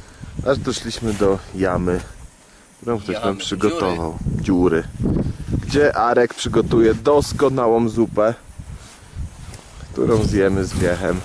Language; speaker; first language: Polish; native; Polish